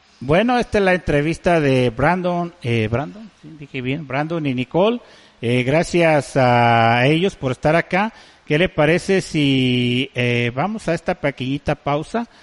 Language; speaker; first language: Spanish; native; Spanish